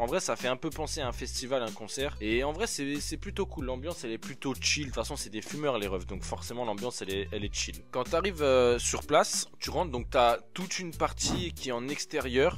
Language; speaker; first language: French; native; French